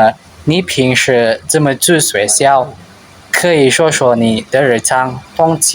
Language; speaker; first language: Chinese; non-native, learner; Indonesian